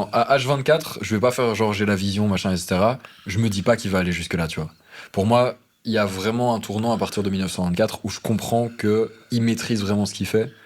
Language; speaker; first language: French; native; French